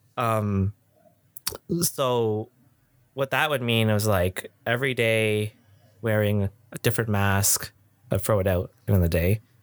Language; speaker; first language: English; early bilingual, other home language; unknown